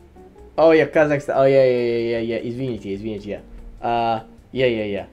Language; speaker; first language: Russian; non-native, learner; English